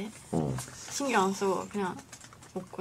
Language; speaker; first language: Korean; non-native, learner; Japanese